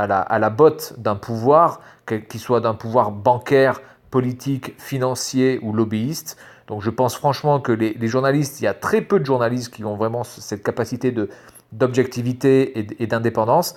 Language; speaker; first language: French; native; French